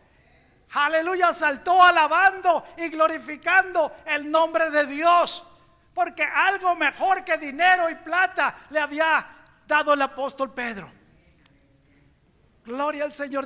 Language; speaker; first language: Spanish; native; Spanish